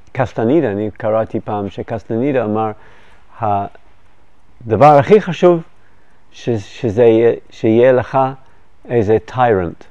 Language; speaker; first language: Hebrew; non-native, fluent; English